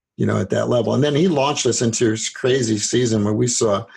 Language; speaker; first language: English; native; English